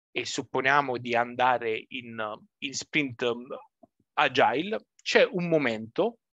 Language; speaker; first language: Italian; native; Italian